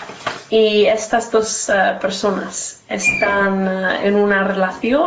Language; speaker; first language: Spanish; non-native, learner; English